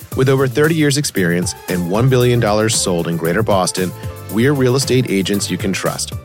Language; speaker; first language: English; native; English